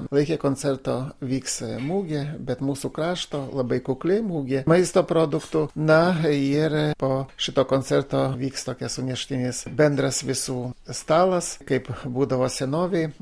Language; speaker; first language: Lithuanian; native; Lithuanian